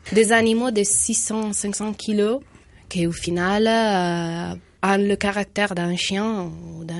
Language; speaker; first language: French; non-native, fluent; Italian